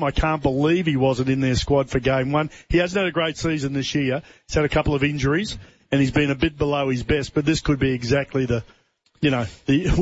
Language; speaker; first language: English; native; English